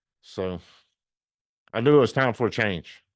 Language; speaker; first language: English; native; English